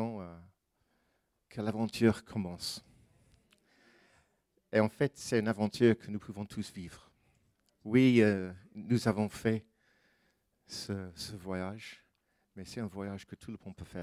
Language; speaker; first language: French; non-native, fluent; English